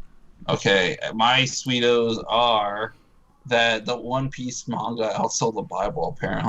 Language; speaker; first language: English; native; English